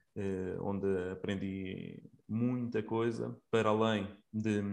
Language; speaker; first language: Portuguese; native; Portuguese